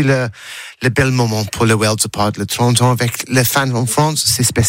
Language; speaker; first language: French; non-native, learner; English